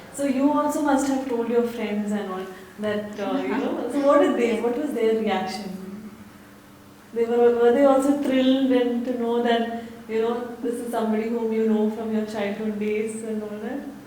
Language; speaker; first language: English; non-native, local second language; Malayalam